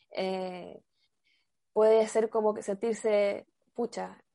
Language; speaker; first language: Spanish; native; Spanish